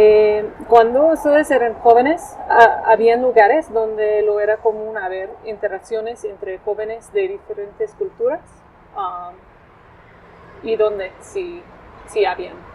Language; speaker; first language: Spanish; non-native, fluent; English